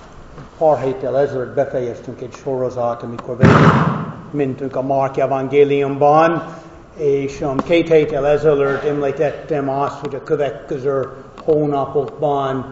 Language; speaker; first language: Hungarian; non-native, fluent; English